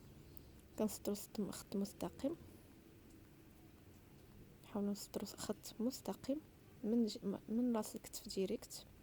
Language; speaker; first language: Arabic; native; Arabic